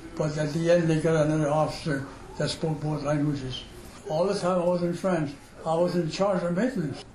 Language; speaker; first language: English; non-native, fluent; French